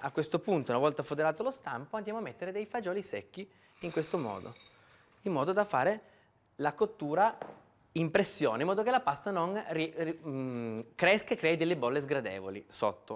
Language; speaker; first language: Italian; native; Italian